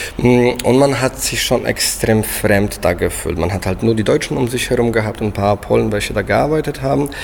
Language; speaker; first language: German; non-native, fluent; Polish